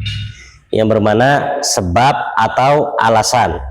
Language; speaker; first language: Indonesian; native; Indonesian